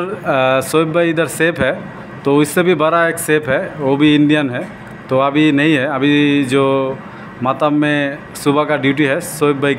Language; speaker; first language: Hindi; non-native, learner; Bangla